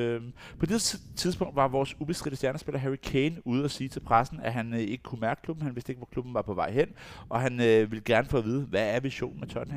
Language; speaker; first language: Danish; native; Danish